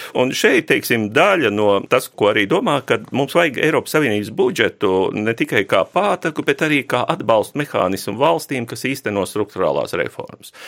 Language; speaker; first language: Latvian; native; Latvian